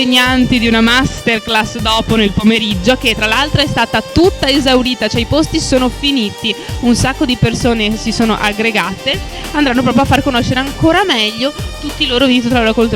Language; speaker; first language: Italian; native; Italian